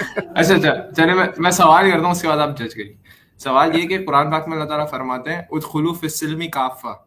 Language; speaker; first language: Urdu; native; Urdu